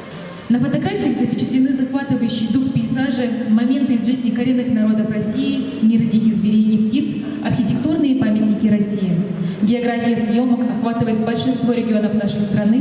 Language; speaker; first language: Russian; native; Russian